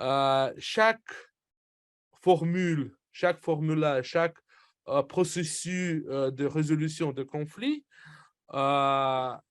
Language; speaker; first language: French; non-native, fluent; Russian